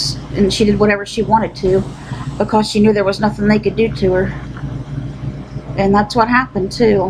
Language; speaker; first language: English; native; English